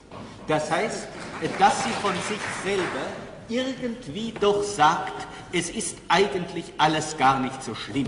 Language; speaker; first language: German; native; German